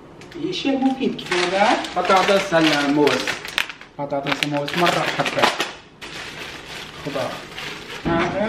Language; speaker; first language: Arabic; non-native, learner; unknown